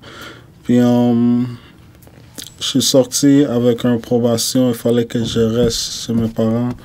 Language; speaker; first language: French; non-native, fluent; English